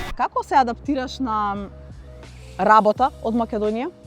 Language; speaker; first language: Macedonian; native; Macedonian